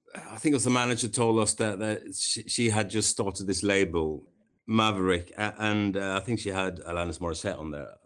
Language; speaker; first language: English; non-native, fluent; Swedish